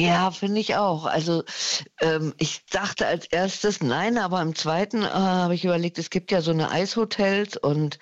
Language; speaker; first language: German; native; German